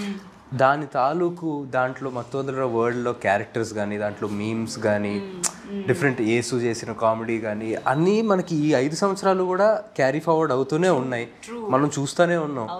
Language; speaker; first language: Telugu; native; Telugu